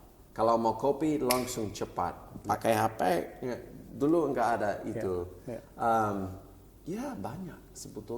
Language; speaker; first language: Indonesian; non-native, fluent; English